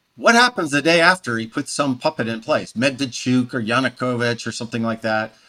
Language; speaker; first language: English; native; English